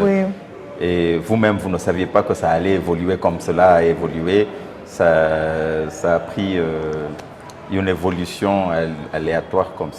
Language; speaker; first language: French; non-native, fluent; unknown